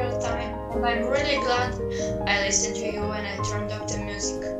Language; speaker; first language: English; non-native, fluent; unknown